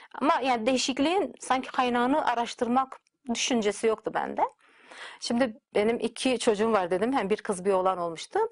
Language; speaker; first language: Turkish; native; Turkish